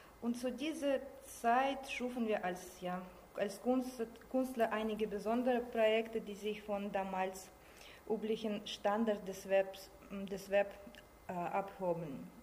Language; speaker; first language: German; non-native, learner; Russian